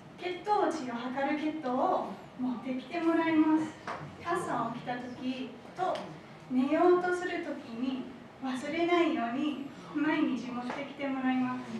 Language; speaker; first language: Japanese; non-native, fluent; English